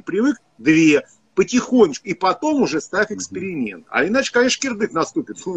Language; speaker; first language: Russian; native; Russian